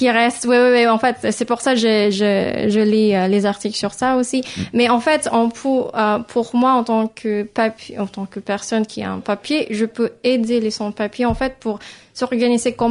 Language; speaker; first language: French; non-native, fluent; Filipino